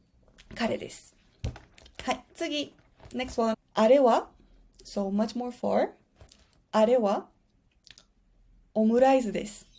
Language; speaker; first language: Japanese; non-native, fluent; Spanish